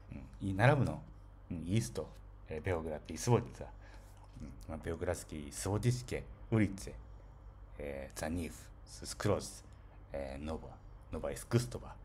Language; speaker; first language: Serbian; non-native, fluent; Japanese